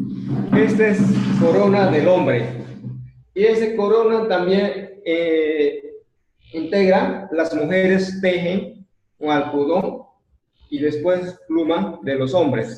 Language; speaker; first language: Spanish; non-native, local second language; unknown